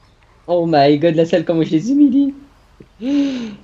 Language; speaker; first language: French; native; French